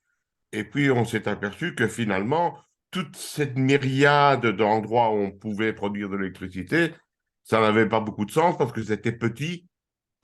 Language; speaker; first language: French; native; French